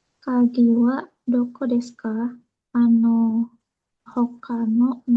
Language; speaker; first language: Japanese; non-native, learner; Indonesian